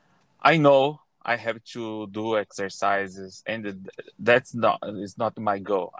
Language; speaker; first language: English; non-native, learner; Portuguese